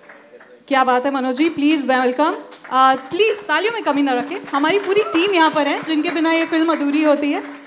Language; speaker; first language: Hindi; native; Hindi